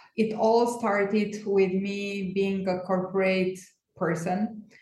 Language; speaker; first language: English; non-native, fluent; Romanian